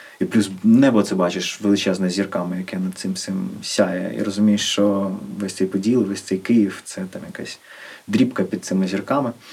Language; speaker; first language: Ukrainian; non-native, local second language; Russian